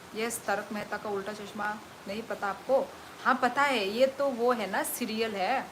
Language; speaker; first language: Hindi; non-native, local second language; Kok Borok